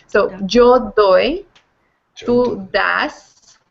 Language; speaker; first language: Spanish; non-native, fluent; English